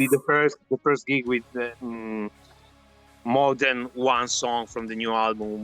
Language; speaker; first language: English; non-native, fluent; Italian